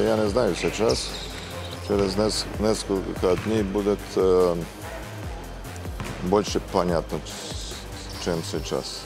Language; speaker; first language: Russian; non-native, fluent; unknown